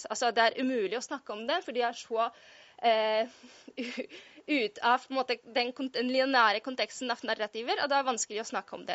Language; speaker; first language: Norwegian; non-native, fluent; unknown